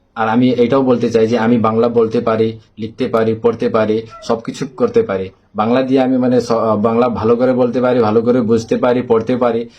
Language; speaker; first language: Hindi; non-native, local second language; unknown